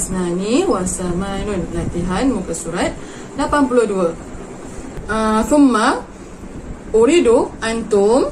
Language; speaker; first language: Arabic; non-native, learner; Malay